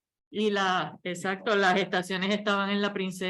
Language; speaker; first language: Spanish; native; Spanish